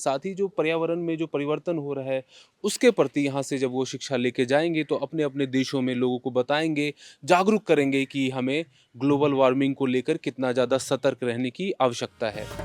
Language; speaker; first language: Hindi; native; Hindi